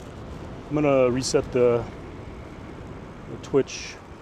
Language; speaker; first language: English; native; English